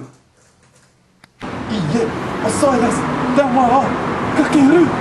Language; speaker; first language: Japanese; non-native, learner; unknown